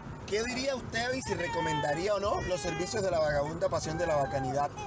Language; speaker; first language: Spanish; native; Spanish